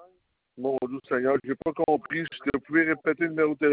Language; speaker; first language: French; native; French